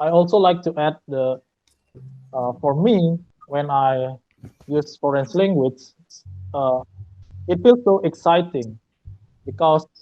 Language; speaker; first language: English; non-native, learner; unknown